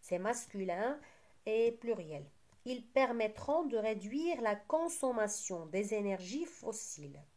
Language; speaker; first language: French; non-native, local second language; Arabic